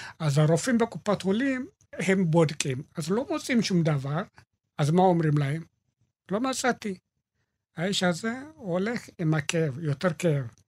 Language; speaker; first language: Hebrew; non-native, fluent; Amharic